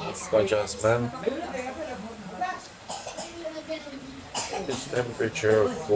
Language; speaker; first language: English; non-native, learner; Polish